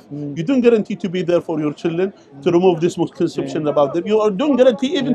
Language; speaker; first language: English; non-native, fluent; Arabic